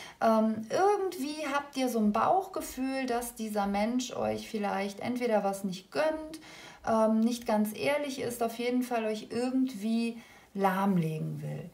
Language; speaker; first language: German; native; German